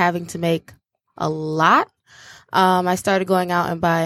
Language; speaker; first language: English; native; English